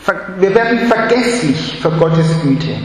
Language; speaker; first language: German; non-native, fluent; Chinese